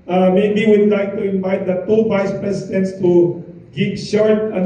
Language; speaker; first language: English; non-native, local second language; Filipino